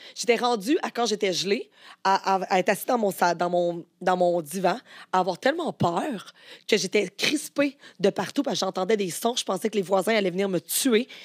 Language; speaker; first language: French; native; French